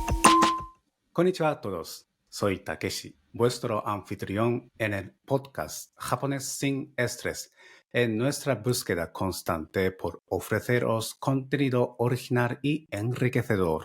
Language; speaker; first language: Spanish; non-native, fluent; Japanese